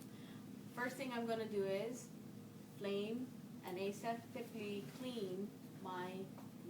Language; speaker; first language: English; native; English